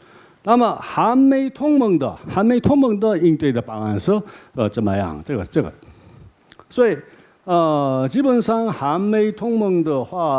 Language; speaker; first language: Chinese; non-native, learner; Korean